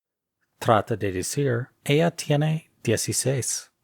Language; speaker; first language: Spanish; non-native, fluent; English